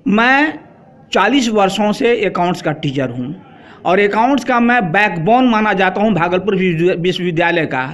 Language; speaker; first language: Hindi; native; Hindi